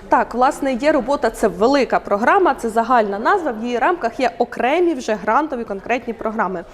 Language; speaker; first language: Ukrainian; native; Ukrainian